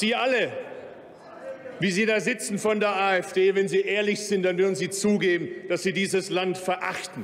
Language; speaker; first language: German; early bilingual, other home language; Turkish